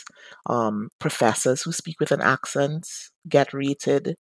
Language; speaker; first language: English; native; English